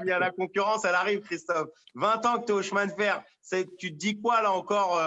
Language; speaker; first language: French; native; French